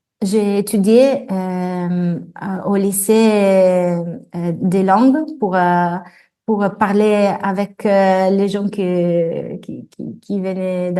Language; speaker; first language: French; non-native, fluent; Italian